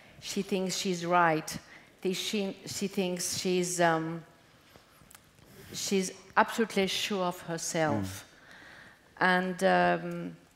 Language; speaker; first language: English; non-native, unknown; French